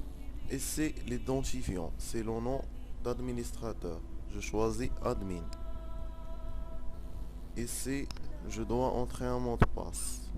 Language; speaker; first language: French; non-native, local second language; Arabic